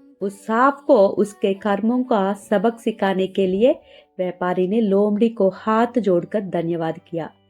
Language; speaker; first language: Hindi; non-native, local second language; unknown